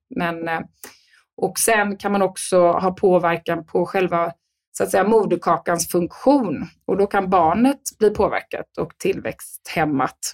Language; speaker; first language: Swedish; native; Swedish